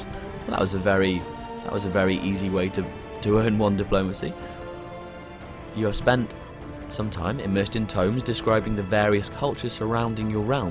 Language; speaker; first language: English; native; English